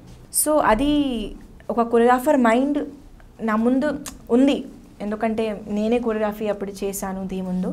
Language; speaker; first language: Telugu; non-native, learner; Hindi